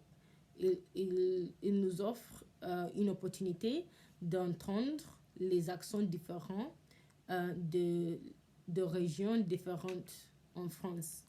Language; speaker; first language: French; non-native, learner; English